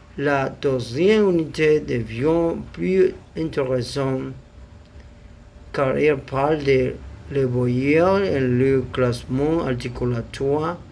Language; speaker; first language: French; non-native, learner; Spanish